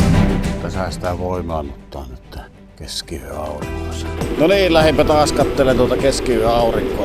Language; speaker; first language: Finnish; native; Finnish